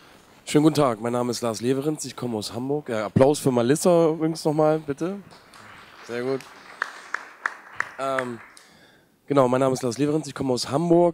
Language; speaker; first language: German; native; German